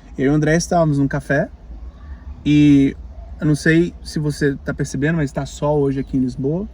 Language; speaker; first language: Portuguese; native; Portuguese